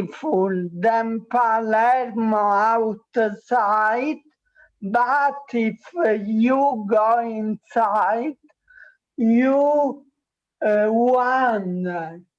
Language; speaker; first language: English; non-native, learner; Italian